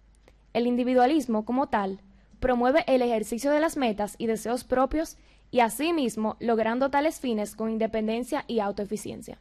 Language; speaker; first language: Spanish; early bilingual, heritage; Spanish